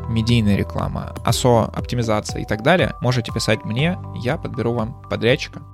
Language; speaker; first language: Russian; native; Russian